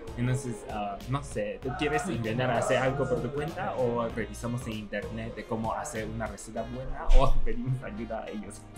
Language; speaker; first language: Spanish; non-native, fluent; Chinese